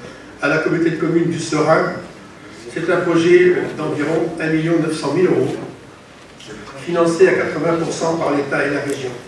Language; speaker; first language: French; native; French